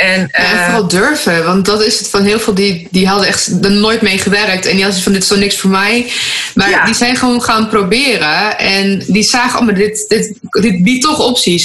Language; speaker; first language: Dutch; native; Dutch